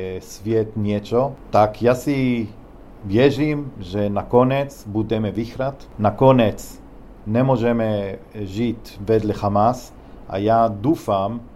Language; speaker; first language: Czech; non-native, learner; Hebrew